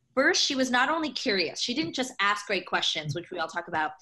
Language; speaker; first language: English; native; English